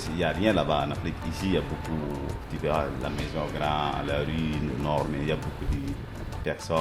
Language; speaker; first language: French; non-native, local second language; Mossi